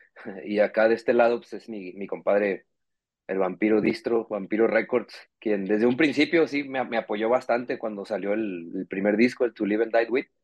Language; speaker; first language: Spanish; native; Spanish